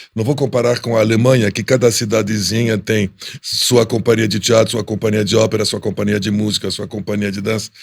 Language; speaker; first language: Portuguese; early bilingual, heritage; Portuguese